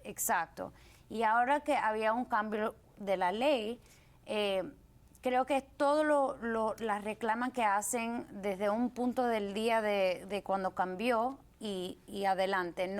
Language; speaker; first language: Spanish; early bilingual, heritage; Spanish